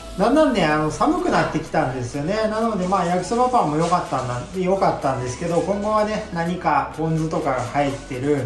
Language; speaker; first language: Japanese; native; Japanese